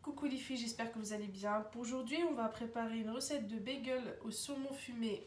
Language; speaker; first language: French; non-native, local second language; Arabic